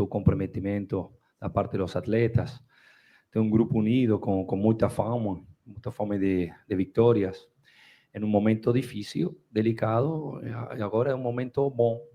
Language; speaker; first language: Portuguese; non-native, fluent; Spanish